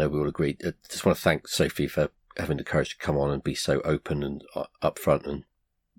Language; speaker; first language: English; native; English